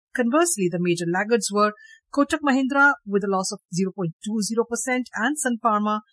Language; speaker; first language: English; non-native, local second language; Hindi